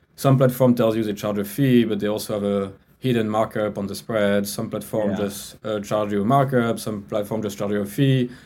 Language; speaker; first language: English; non-native, fluent; French